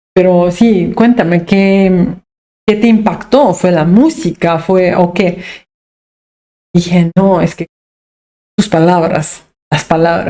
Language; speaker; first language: Spanish; non-native, fluent; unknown